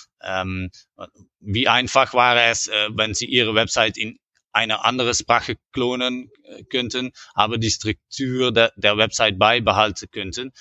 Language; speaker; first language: German; non-native, learner; Dutch